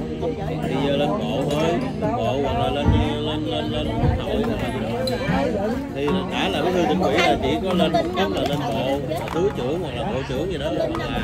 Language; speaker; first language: Vietnamese; native; Vietnamese